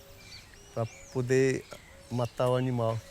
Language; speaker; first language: Portuguese; non-native, local second language; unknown